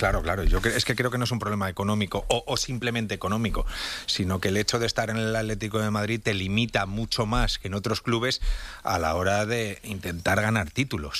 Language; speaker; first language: Spanish; native; Spanish